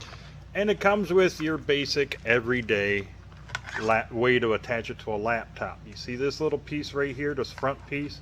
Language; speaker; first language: English; native; English